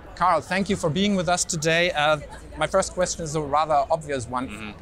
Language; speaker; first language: English; non-native, fluent; German